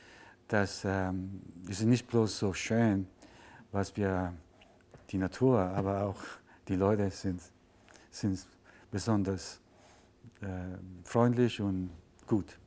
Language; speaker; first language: German; non-native, learner; Italian